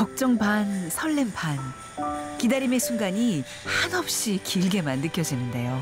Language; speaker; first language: Korean; native; Korean